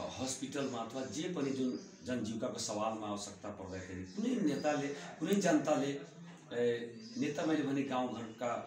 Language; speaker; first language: Nepali; non-native, local second language; Bhojpuri